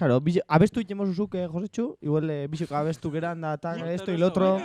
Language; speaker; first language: Basque; native; Basque